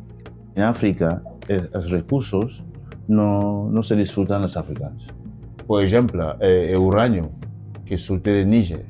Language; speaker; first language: Catalan; non-native, learner; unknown